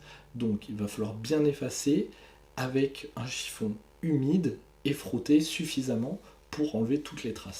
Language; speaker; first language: French; native; French